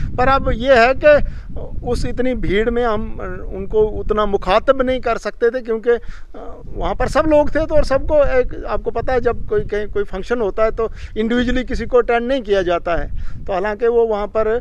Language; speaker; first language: Hindi; native; Hindi